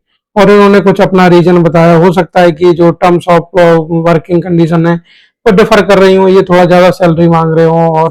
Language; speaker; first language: Hindi; native; Hindi